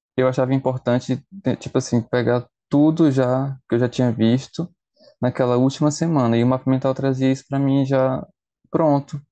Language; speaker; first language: Portuguese; native; Portuguese